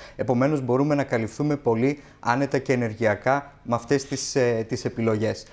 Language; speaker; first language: Greek; native; Greek